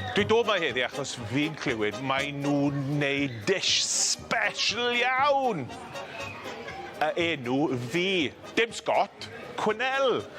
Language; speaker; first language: Welsh; non-native, learner; English